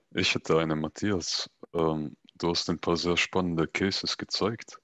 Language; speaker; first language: German; native; German